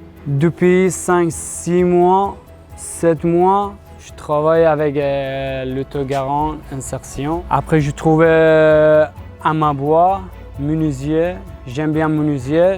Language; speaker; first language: French; non-native, learner; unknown